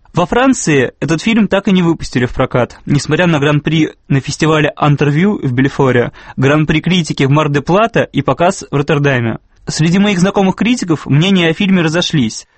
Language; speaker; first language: Russian; native; Russian